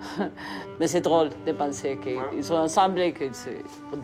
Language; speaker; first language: French; non-native, learner; Spanish